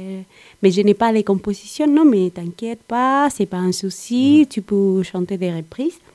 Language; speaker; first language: French; non-native, learner; Spanish